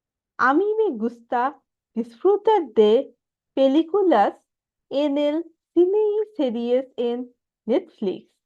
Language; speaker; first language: Spanish; non-native, learner; Bangla